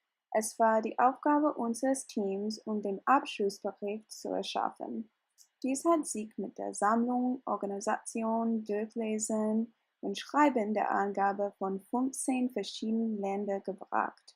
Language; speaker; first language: German; non-native, learner; English